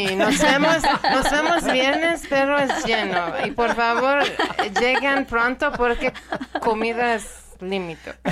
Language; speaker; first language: Spanish; non-native, learner; Persian